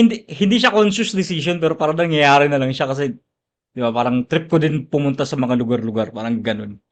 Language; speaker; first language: Filipino; non-native, local second language; Cebuano